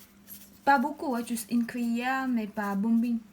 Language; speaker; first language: French; non-native, learner; Khmer